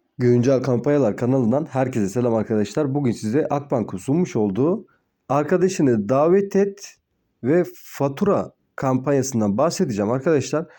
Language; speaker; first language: Turkish; native; Turkish